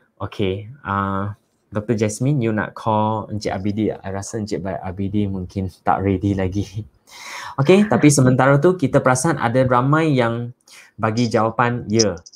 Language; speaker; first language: Malay; non-native, local second language; Chinese